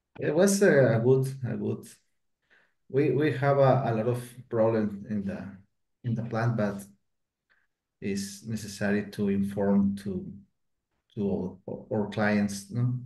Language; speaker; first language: English; non-native, learner; Spanish